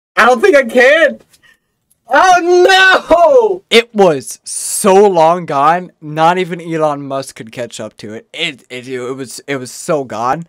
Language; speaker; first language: English; native; English